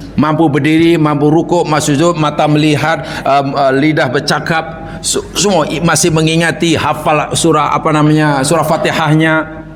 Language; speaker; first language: Malay; native; Malay